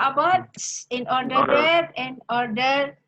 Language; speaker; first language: English; non-native, learner; Indonesian